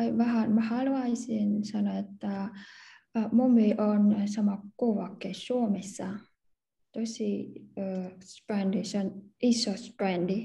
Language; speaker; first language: Finnish; non-native, learner; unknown